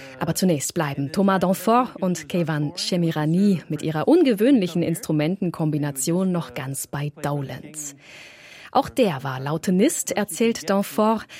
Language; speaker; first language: German; native; German